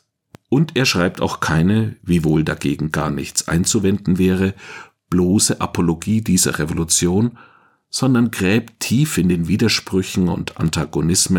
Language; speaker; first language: German; native; German